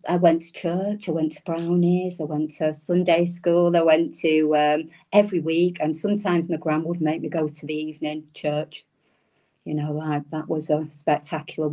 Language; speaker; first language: English; native; English